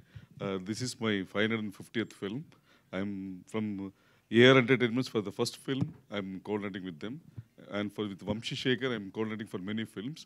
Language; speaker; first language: Telugu; non-native, learner; Tamil